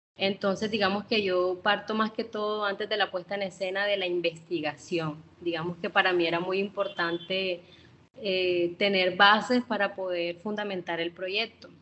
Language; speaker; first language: Spanish; non-native, local second language; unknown